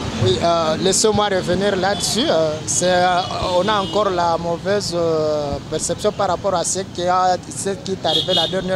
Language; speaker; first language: French; non-native, local second language; Swahili